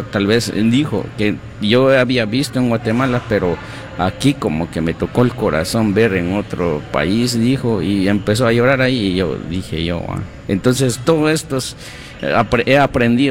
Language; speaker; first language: Spanish; non-native, local second language; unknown